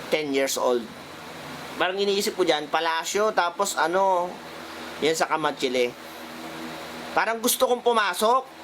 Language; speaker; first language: Filipino; native; Filipino